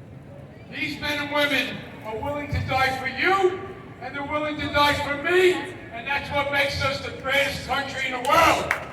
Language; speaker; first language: English; native; English